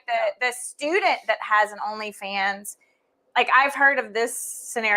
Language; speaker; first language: English; native; English